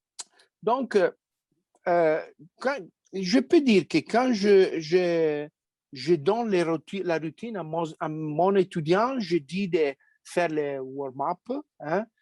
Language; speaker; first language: French; non-native, fluent; Italian